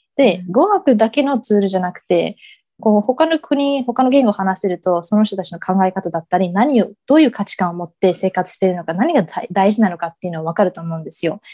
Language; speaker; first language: Japanese; early bilingual, heritage; Japanese